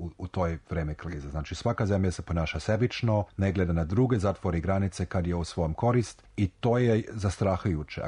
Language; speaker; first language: Serbian; non-native, fluent; German